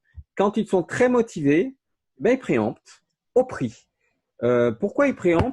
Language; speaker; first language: French; native; French